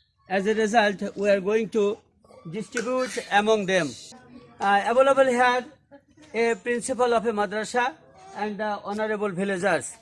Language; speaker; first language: English; non-native, learner; Bangla